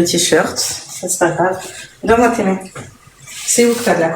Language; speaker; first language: French; native; French